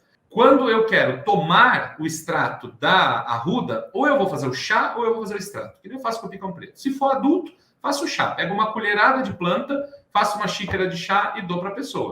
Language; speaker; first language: Portuguese; native; Portuguese